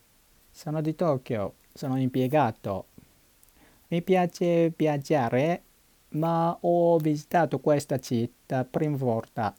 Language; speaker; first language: Italian; non-native, learner; Japanese